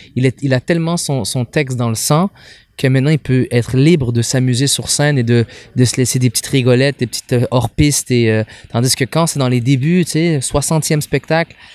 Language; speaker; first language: French; native; French